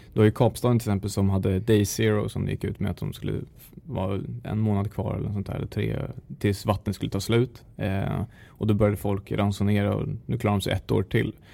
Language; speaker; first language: Swedish; native; Swedish